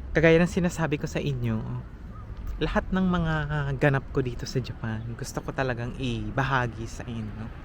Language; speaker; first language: Filipino; native; Filipino